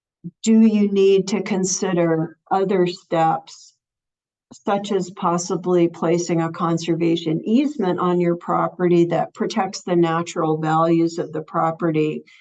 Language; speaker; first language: English; native; English